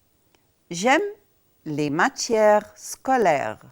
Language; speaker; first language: French; non-native, fluent; Arabic